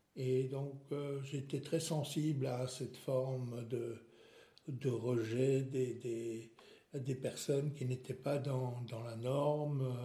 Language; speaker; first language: French; non-native, local second language; Swiss German